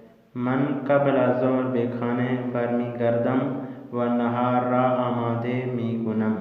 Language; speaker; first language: Persian; non-native, fluent; Urdu